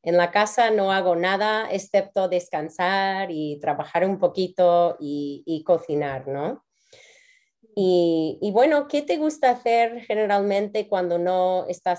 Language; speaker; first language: Spanish; non-native, fluent; English